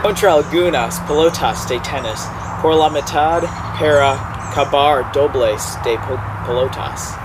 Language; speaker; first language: Spanish; non-native, learner; English